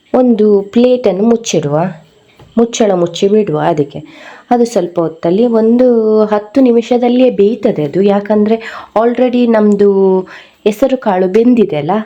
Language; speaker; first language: Kannada; non-native, local second language; Tulu